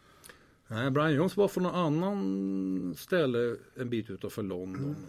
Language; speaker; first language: Swedish; native; Swedish